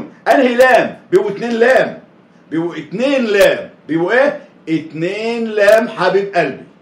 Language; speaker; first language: Arabic; native; Arabic